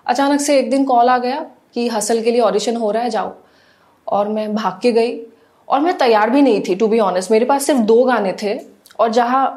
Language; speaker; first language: Hindi; non-native, local second language; Assamese